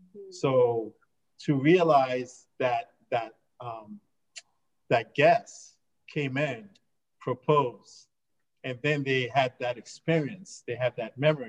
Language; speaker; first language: English; native; English